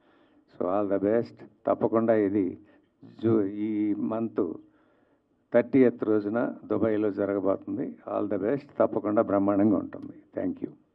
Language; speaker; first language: Telugu; native; Telugu